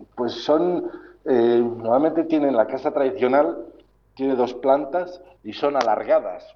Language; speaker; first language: Spanish; native; Spanish